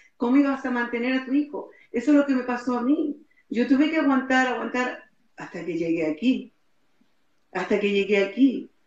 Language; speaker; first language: Spanish; native; Spanish